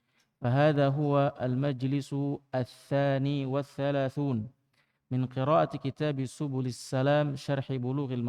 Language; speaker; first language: Arabic; non-native, fluent; Indonesian